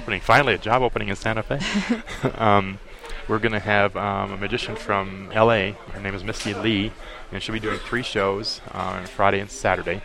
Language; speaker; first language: English; native; English